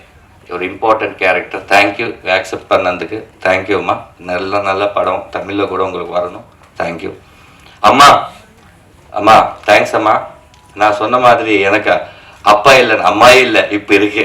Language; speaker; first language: Tamil; non-native, learner; Telugu